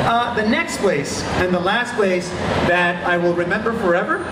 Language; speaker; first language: English; non-native, fluent; Arabic